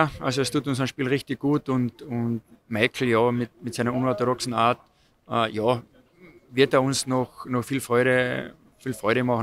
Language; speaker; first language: German; native; German